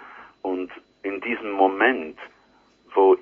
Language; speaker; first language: German; non-native, learner; English